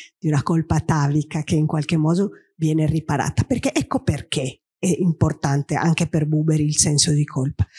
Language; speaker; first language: Italian; non-native, fluent; Spanish